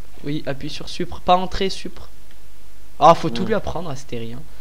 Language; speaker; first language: French; native; French